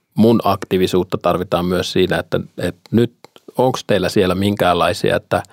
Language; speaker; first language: Finnish; native; Finnish